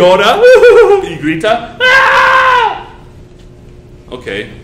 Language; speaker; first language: Spanish; non-native, fluent; English